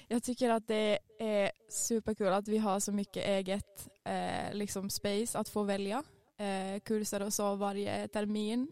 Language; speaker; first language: Swedish; native; Swedish